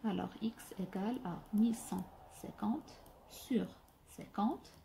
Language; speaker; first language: French; non-native, local second language; Arabic